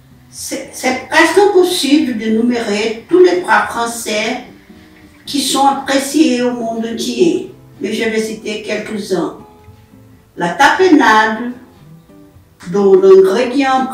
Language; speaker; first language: French; non-native, learner; Portuguese